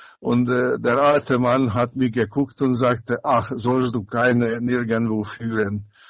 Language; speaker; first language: German; non-native, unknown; Hungarian